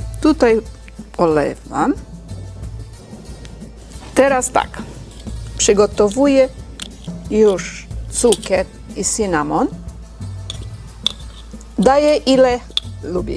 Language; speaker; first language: Polish; non-native, learner; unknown